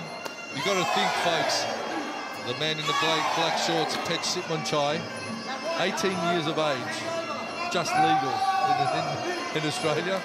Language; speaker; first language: English; native; English